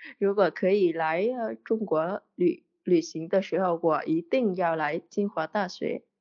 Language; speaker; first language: Chinese; non-native, learner; Vietnamese